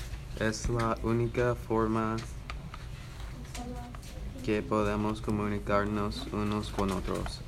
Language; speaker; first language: Spanish; non-native, learner; English